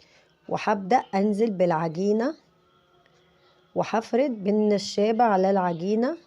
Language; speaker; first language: Arabic; native; Arabic